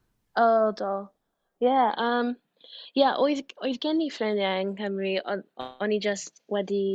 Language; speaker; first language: Welsh; non-native, fluent; English